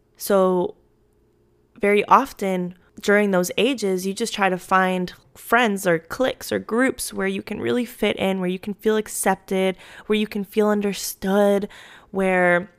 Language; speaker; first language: English; early bilingual, other home language; Spanish